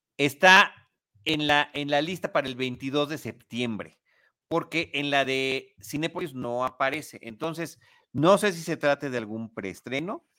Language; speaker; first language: Spanish; native; Spanish